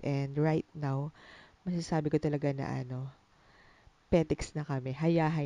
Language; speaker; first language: English; non-native, local second language; Filipino